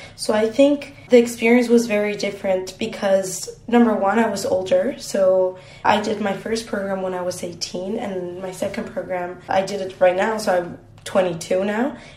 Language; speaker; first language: English; non-native, fluent; Spanish